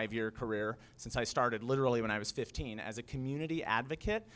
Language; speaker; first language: English; native; English